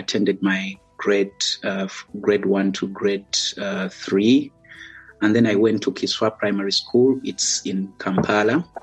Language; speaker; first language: English; non-native, local second language; Ganda